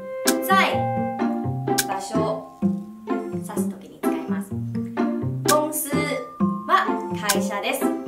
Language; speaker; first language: Japanese; non-native, fluent; Chinese